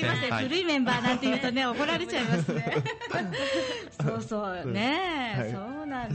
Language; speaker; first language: Japanese; native; Japanese